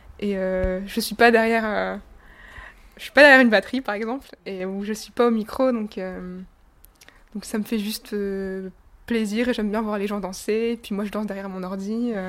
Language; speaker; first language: French; native; French